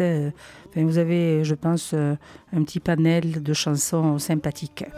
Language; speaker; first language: French; native; French